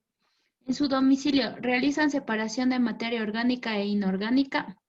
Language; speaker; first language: Spanish; native; Spanish